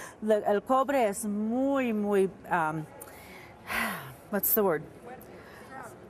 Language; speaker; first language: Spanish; early bilingual, heritage; Spanish